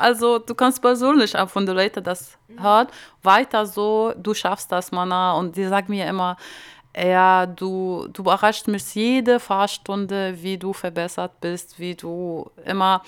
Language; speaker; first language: German; non-native, fluent; Arabic